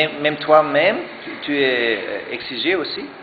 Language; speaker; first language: French; non-native, learner; German